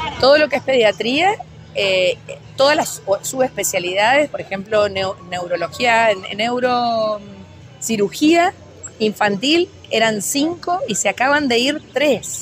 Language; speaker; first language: Spanish; native; Spanish